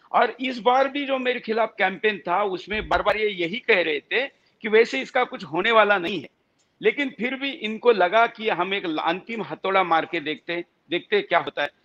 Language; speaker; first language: Hindi; non-native, local second language; Marathi